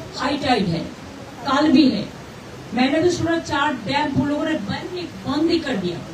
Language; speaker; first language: Hindi; non-native, local second language; Bangla